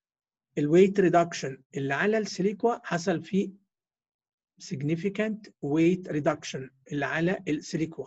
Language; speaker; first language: Arabic; native; Arabic